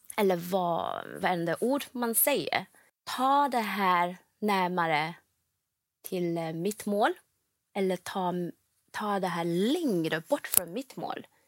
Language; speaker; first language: Swedish; non-native, fluent; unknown